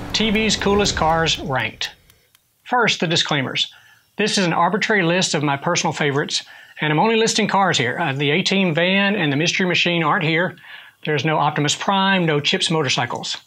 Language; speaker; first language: English; native; English